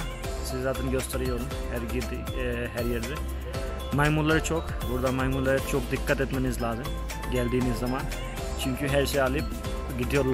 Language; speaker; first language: Turkish; non-native, fluent; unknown